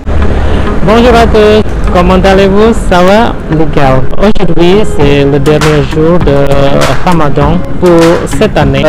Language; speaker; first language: French; non-native, learner; Indonesian